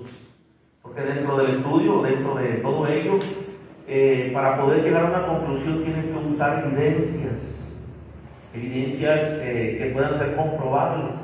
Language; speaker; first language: Spanish; native; Spanish